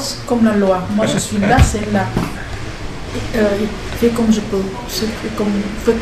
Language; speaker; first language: French; non-native, learner; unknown